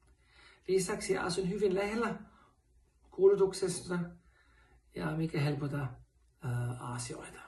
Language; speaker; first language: Finnish; non-native, fluent; German